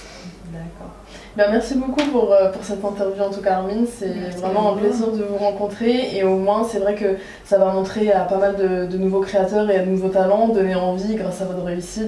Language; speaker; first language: French; native; French